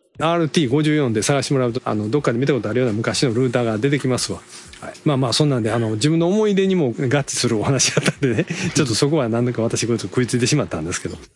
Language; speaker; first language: Japanese; native; Japanese